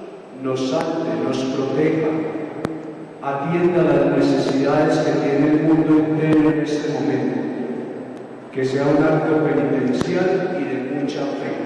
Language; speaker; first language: Spanish; native; Spanish